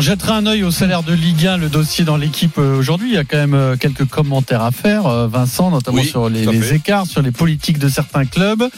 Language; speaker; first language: French; native; French